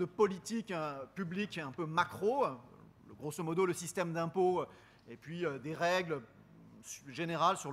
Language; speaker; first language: French; native; French